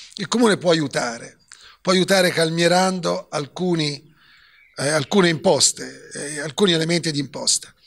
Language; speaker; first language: Italian; native; Italian